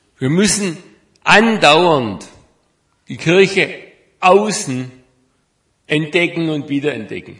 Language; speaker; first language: German; native; German